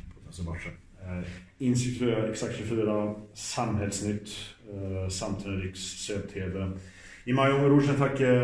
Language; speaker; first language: Polish; early bilingual, heritage; Swedish